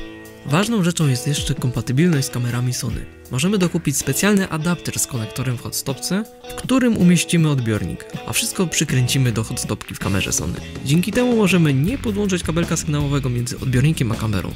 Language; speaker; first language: Polish; native; Polish